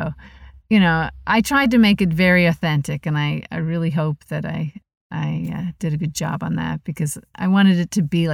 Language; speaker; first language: English; native; English